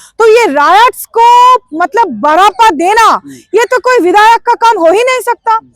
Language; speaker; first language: Hindi; non-native, local second language; Bangla